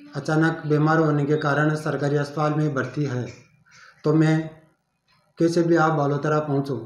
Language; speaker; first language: Hindi; native; Hindi